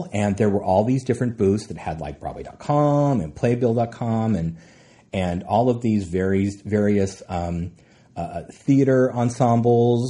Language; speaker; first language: English; native; English